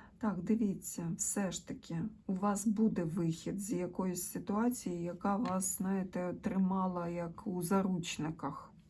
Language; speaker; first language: Ukrainian; non-native, local second language; Russian